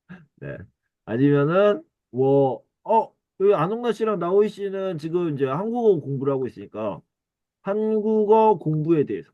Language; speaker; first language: Korean; native; Korean